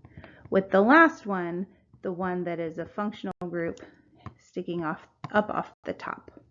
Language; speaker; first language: English; native; English